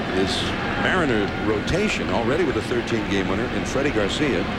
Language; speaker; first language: English; native; English